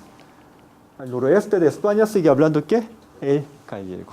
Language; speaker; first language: Spanish; non-native, fluent; Korean